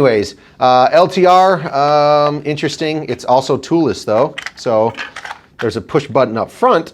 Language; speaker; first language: English; native; English